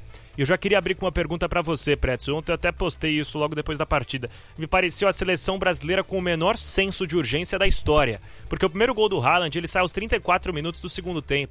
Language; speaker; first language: Portuguese; native; Portuguese